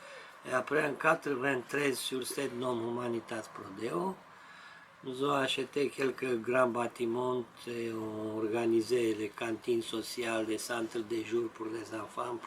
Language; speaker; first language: French; non-native, learner; Romanian